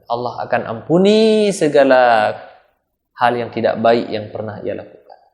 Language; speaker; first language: Malay; non-native, local second language; Achinese